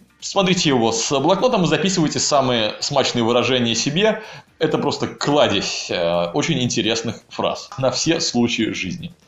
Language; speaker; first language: Russian; native; Russian